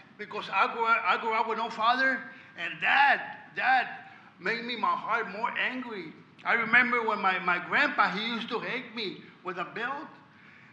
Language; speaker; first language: English; non-native, learner; Spanish